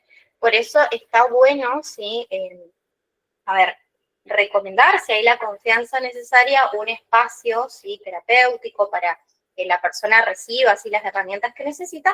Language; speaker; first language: Spanish; native; Spanish